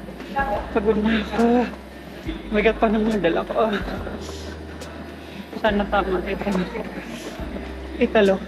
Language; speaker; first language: Filipino; native; Filipino